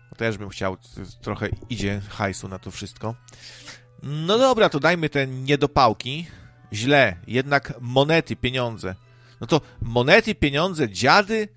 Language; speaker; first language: Polish; native; Polish